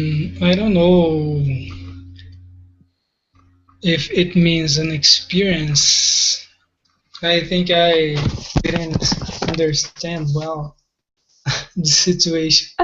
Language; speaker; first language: English; non-native, learner; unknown